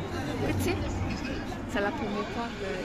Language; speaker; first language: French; non-native, learner; Korean